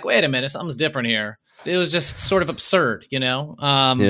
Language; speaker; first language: English; early bilingual, other home language; Polish